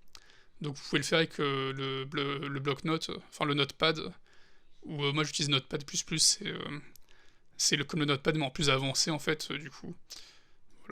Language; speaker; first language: French; native; French